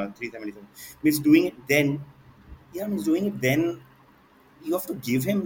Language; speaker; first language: English; non-native, local second language; Hindi